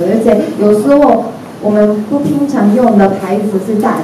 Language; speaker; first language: Chinese; non-native, fluent; Japanese